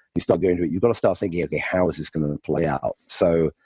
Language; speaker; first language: English; native; English